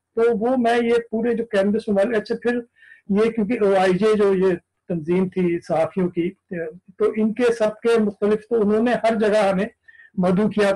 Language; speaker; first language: Urdu; native; Urdu